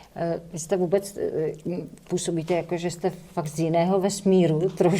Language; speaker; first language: Czech; native; Czech